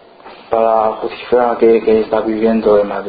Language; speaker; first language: Spanish; non-native, learner; Chinese